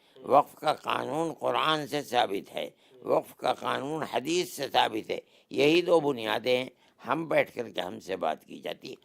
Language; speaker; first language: Urdu; native; Urdu